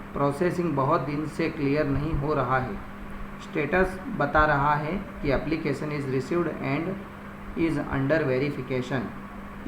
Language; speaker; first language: Hindi; non-native, local second language; Gujarati